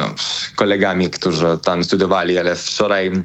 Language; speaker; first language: Polish; non-native, learner; Spanish